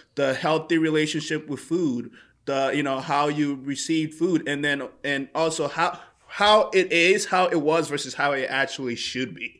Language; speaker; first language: English; native; English